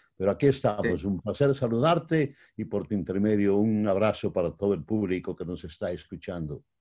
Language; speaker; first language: Spanish; native; Spanish